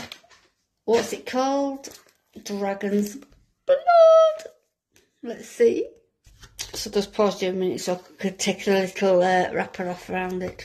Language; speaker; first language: English; native; English